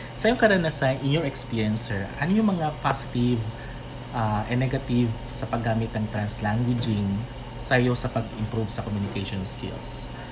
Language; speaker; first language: Filipino; non-native, local second language; Cebuano